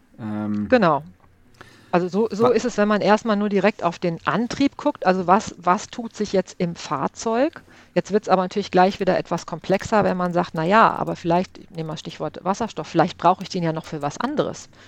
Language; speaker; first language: German; native; German